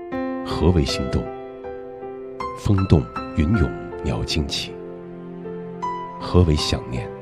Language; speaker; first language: Chinese; native; Chinese